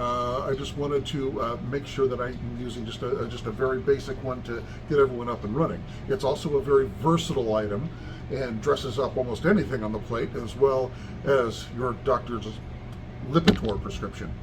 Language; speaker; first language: English; native; English